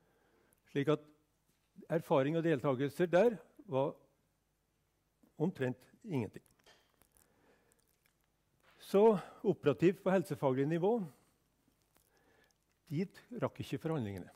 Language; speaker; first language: Norwegian; native; Norwegian